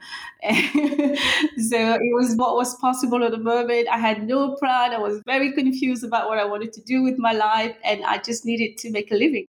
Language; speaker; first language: English; non-native, fluent; French